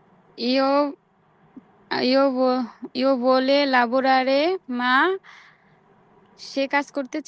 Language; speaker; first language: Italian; non-native, learner; Bangla